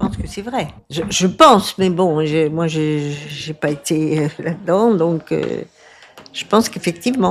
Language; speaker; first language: French; non-native, fluent; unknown